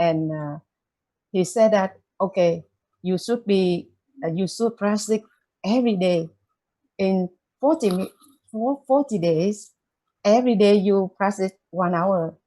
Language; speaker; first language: English; non-native, learner; Vietnamese